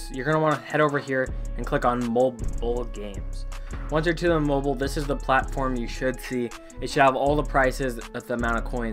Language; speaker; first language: English; native; English